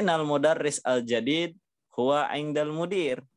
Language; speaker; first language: Arabic; non-native, fluent; Indonesian